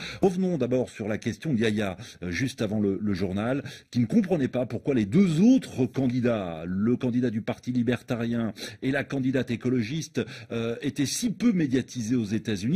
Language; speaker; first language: French; native; French